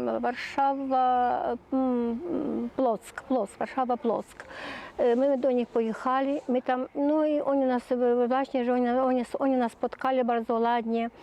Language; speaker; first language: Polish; early bilingual, heritage; Polish